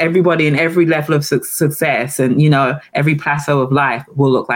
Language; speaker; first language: English; native; English